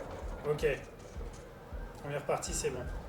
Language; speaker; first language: French; native; French